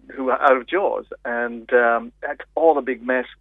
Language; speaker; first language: English; native; English